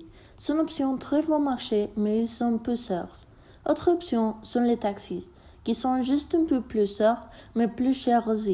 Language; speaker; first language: French; non-native, learner; Spanish